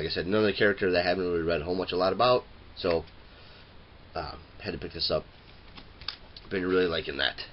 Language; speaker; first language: English; native; English